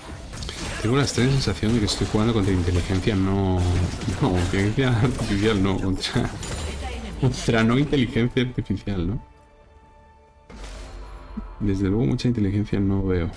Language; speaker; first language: Spanish; native; Spanish